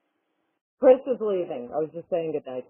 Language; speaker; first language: English; native; English